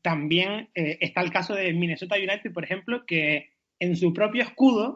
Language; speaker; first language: Spanish; native; Spanish